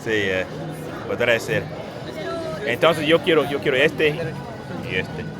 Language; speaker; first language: Spanish; non-native, learner; English